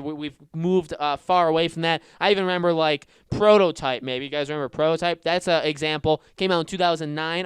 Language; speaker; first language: English; native; English